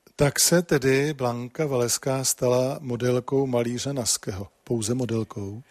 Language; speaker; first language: Czech; native; Czech